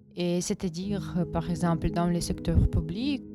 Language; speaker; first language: French; non-native, fluent; Ukrainian